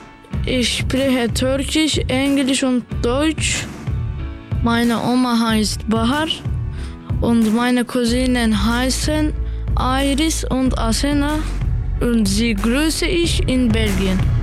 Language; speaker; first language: German; early bilingual, other home language; Turkish